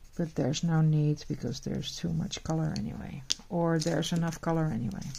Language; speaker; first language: English; non-native, fluent; Dutch